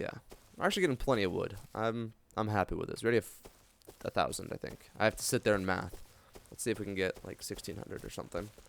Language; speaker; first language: English; native; English